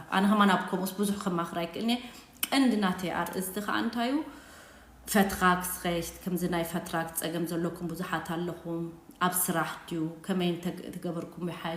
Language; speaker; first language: Tigrinya; native; Tigrinya